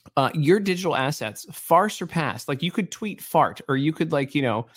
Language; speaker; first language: English; native; English